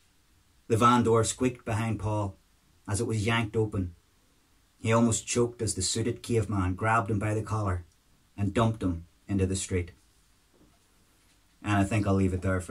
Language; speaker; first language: English; native; English